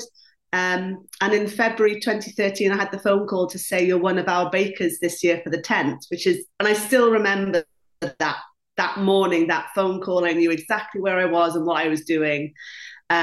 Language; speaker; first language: English; non-native, local second language; Welsh